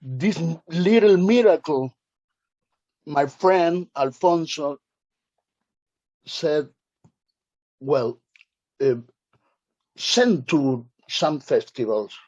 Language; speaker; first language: English; non-native, learner; Spanish